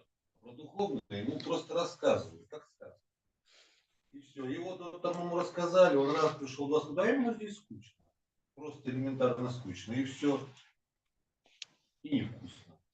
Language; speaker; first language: Russian; native; Russian